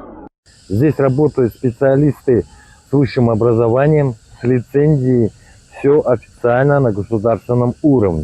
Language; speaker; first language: Russian; native; Russian